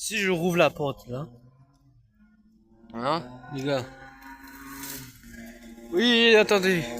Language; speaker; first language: French; native; French